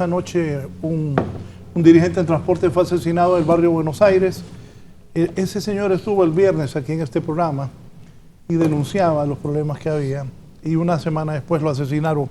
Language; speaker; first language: Spanish; native; Spanish